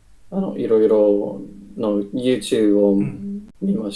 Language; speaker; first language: Japanese; non-native, learner; English